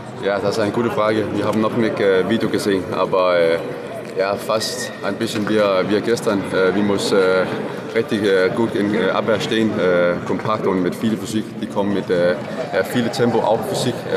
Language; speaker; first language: German; non-native, fluent; Danish